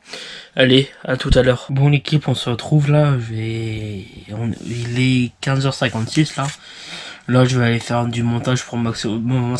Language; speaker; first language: French; native; French